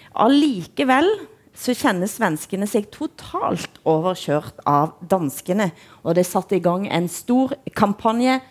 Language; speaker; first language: Norwegian; native; Norwegian